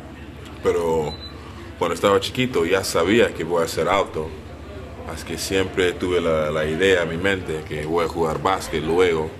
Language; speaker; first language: Spanish; non-native, learner; English